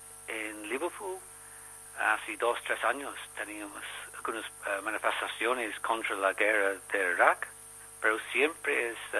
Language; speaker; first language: Spanish; non-native, learner; English